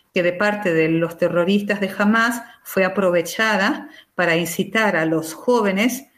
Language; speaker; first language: Spanish; native; Spanish